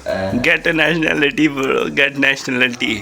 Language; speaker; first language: English; non-native, local second language; Urdu